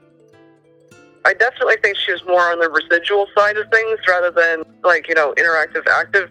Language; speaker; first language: English; native; English